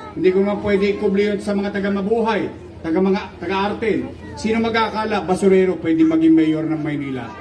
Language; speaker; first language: Filipino; native; Filipino